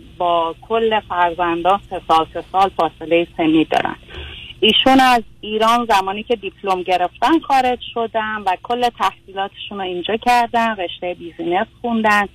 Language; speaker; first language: Persian; native; Persian